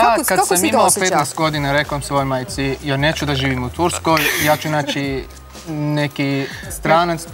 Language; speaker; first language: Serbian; non-native, learner; Turkish